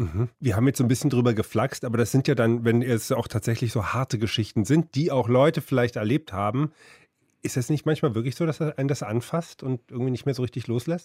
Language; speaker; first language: German; native; German